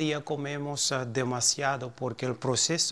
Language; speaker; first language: Spanish; non-native, fluent; Papiamento